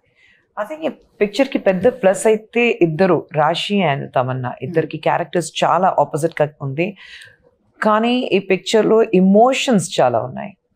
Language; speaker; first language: Telugu; non-native, local second language; Tamil